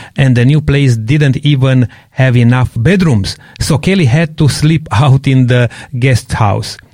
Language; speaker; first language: English; non-native, fluent; Romanian